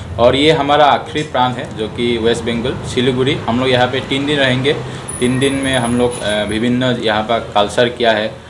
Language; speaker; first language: Hindi; non-native, local second language; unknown